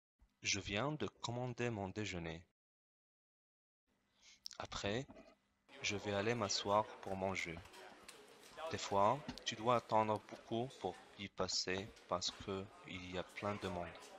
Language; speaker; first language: French; non-native, learner; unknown